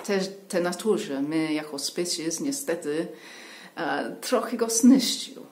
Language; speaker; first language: Polish; non-native, learner; English